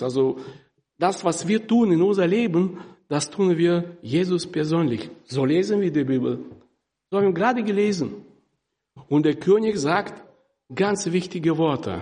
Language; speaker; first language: German; non-native, fluent; Russian